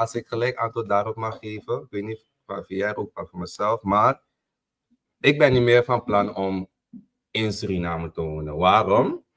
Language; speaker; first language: Dutch; native; Dutch